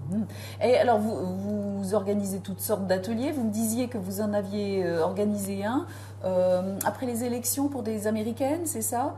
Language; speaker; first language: French; native; French